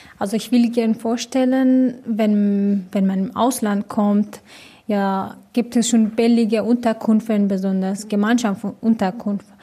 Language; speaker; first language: German; non-native, learner; Persian